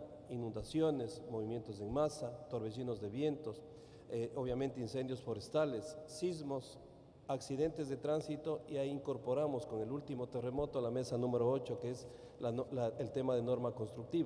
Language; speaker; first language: Spanish; native; Spanish